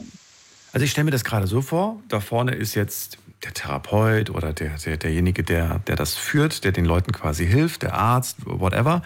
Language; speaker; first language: German; native; German